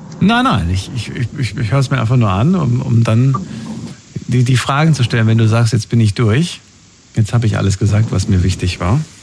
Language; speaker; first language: German; native; German